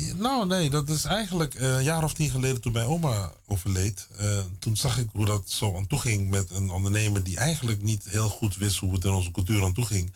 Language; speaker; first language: Dutch; native; Dutch